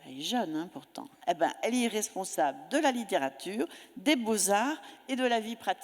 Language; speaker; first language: French; native; French